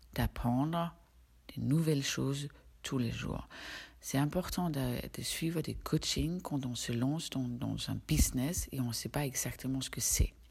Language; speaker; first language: French; non-native, fluent; Danish